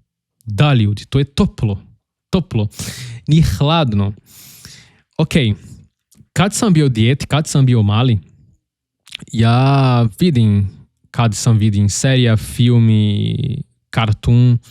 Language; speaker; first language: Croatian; non-native, learner; Portuguese